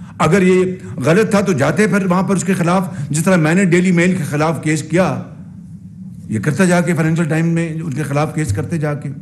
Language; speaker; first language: Urdu; non-native, local second language; Punjabi